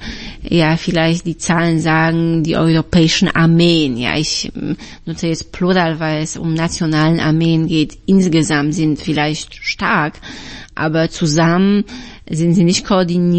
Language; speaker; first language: German; non-native, fluent; Polish